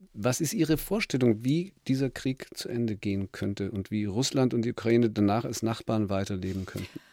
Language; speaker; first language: German; native; German